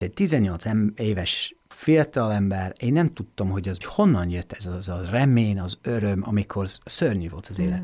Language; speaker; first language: Hungarian; non-native, fluent; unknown